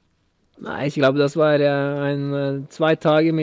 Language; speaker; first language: German; non-native, learner; Norwegian